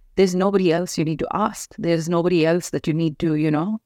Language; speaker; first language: English; non-native, local second language; Hindi